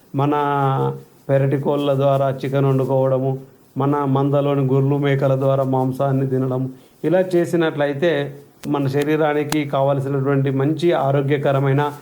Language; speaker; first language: Telugu; native; Telugu